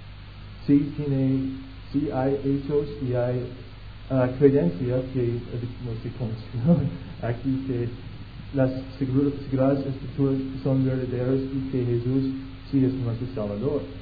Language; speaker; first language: Spanish; non-native, fluent; English